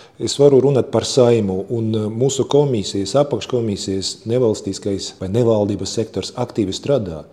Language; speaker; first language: Latvian; non-native, local second language; Russian